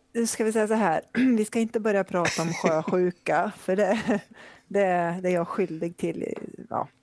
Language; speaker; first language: Swedish; native; Swedish